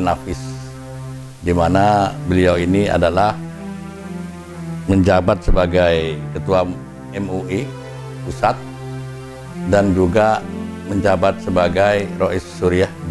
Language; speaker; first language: Indonesian; non-native, local second language; Madurese